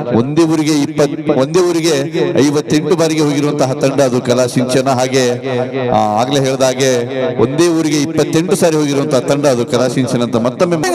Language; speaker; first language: Kannada; native; Kannada